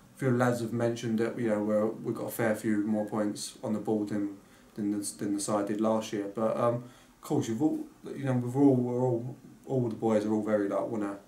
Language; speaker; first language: English; native; English